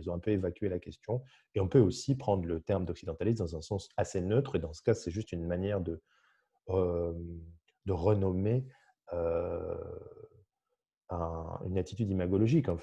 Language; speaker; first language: French; native; French